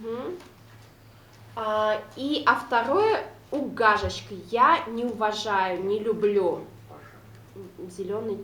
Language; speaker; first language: Russian; non-native, local second language; Udmurt